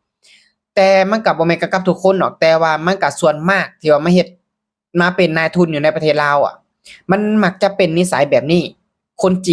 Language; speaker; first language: Thai; non-native, local second language; Northeastern Thai